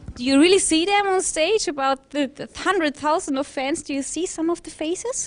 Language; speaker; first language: English; non-native, fluent; German